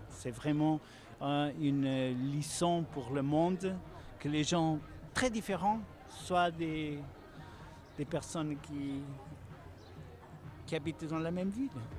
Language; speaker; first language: French; non-native, learner; Portuguese